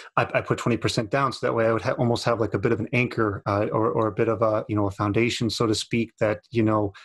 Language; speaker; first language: English; native; English